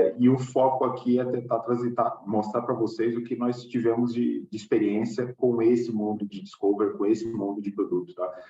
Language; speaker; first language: Portuguese; native; Portuguese